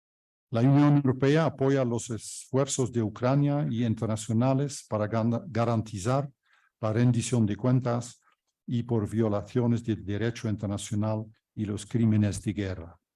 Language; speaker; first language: Spanish; non-native, fluent; Dutch